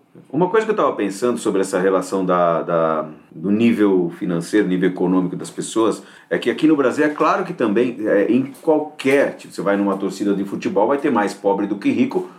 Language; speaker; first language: Portuguese; native; Portuguese